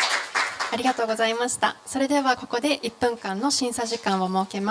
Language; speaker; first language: Japanese; native; Japanese